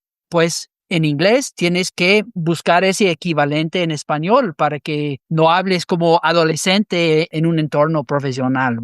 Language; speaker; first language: Spanish; non-native, fluent; English